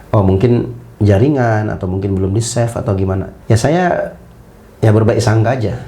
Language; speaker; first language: Indonesian; native; Indonesian